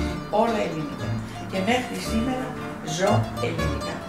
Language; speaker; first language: Greek; early bilingual, heritage; Greek